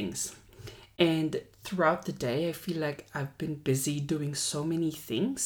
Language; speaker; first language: English; non-native, local second language; Pampanga